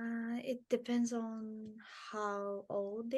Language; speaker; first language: English; non-native, learner; Japanese